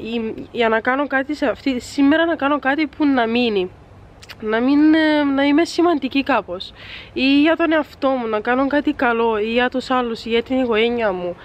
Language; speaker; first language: Greek; non-native, fluent; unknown